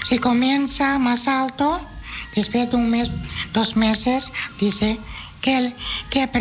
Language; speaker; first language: Spanish; non-native, fluent; Dutch